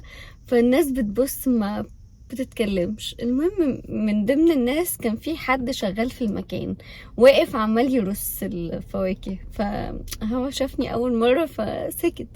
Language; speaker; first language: Arabic; native; Arabic